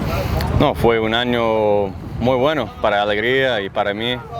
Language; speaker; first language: Spanish; non-native, learner; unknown